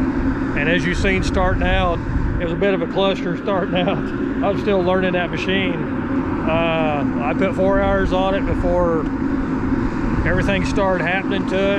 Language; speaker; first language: English; native; English